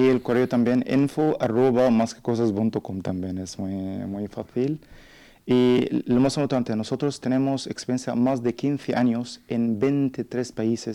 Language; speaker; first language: Spanish; non-native, learner; Arabic